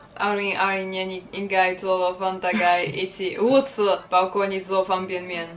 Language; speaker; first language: Chinese; non-native, fluent; Slovak